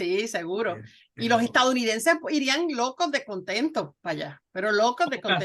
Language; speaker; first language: Spanish; native; Spanish